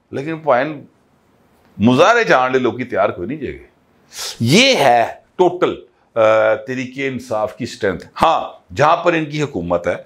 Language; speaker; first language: Urdu; non-native, local second language; Punjabi